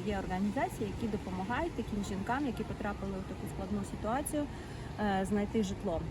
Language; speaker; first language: Ukrainian; non-native, local second language; Russian